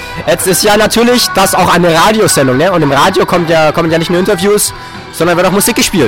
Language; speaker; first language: German; native; German